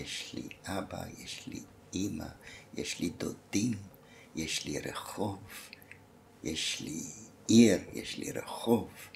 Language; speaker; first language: Hebrew; non-native, fluent; German